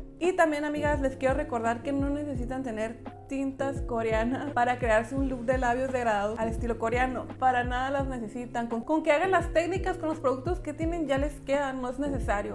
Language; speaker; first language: Spanish; native; Spanish